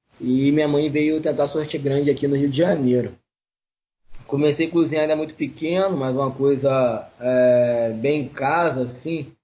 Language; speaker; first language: Portuguese; native; Portuguese